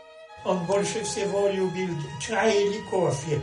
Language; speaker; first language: Russian; non-native, fluent; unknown